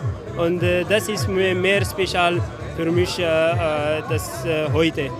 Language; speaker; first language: German; non-native, learner; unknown